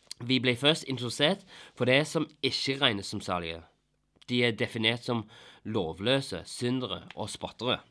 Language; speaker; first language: Norwegian; non-native, fluent; English